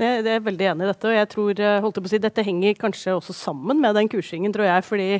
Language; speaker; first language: Norwegian; native; Norwegian